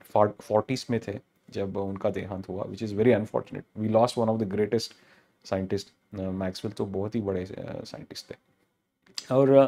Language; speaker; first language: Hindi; non-native, local second language; Telugu